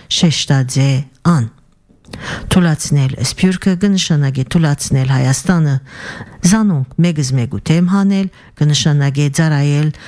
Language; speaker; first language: Armenian; early bilingual, heritage; Armenian